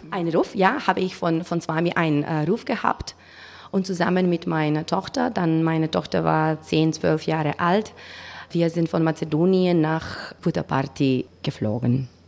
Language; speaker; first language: German; non-native, learner; Macedonian